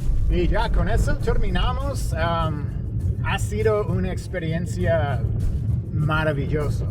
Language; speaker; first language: Spanish; non-native, fluent; English